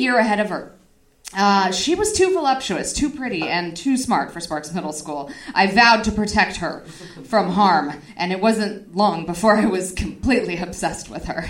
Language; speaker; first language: English; native; English